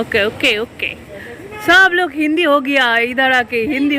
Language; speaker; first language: Hindi; non-native, local second language; Bangla